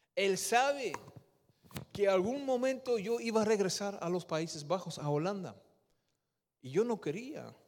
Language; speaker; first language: Spanish; non-native, fluent; Dutch